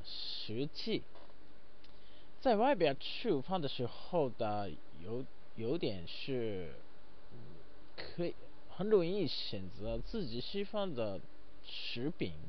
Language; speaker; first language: Chinese; non-native, learner; Japanese